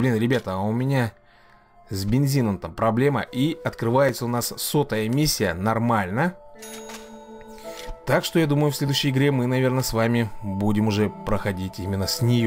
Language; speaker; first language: Russian; native; Russian